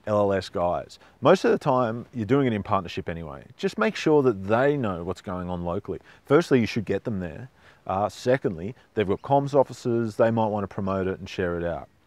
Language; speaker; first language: English; native; English